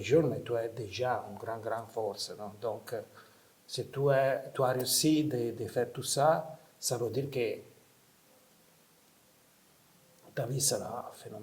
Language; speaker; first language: French; non-native, fluent; Italian